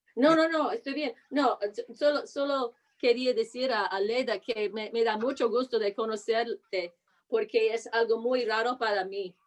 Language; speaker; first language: Spanish; non-native, fluent; English